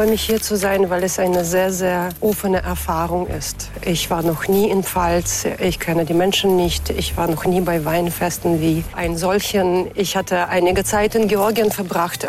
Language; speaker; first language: German; non-native, fluent; Russian